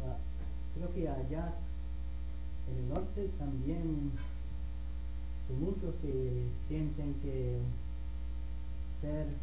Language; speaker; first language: Spanish; non-native, fluent; English